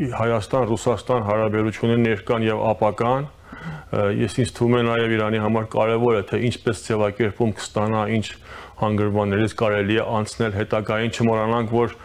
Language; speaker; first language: Armenian; early bilingual, heritage; Armenian